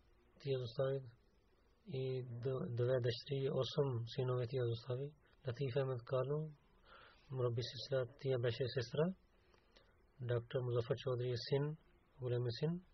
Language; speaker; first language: Bulgarian; non-native, learner; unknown